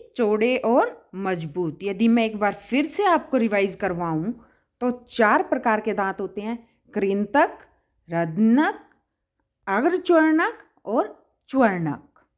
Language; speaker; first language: Hindi; native; Hindi